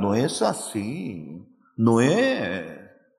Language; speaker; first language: Spanish; non-native, fluent; Korean